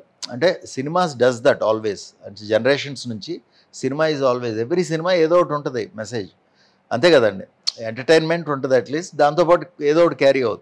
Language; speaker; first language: Telugu; native; Telugu